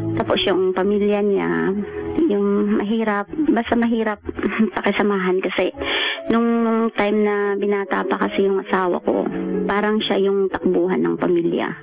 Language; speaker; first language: Filipino; non-native, local second language; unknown